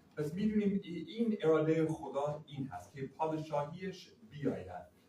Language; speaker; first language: Persian; non-native, fluent; English